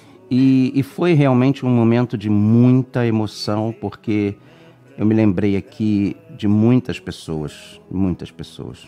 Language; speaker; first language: Portuguese; native; Portuguese